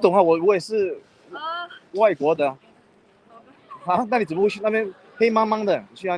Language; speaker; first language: Chinese; early bilingual, heritage; Chinese